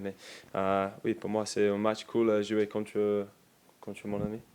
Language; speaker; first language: French; non-native, learner; English